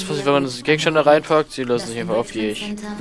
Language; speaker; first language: German; native; German